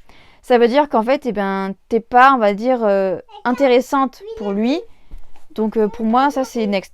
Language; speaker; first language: French; native; French